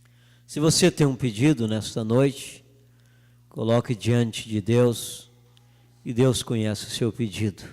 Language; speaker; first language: Portuguese; native; Portuguese